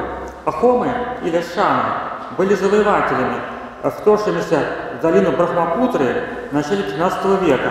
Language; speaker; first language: Russian; native; Russian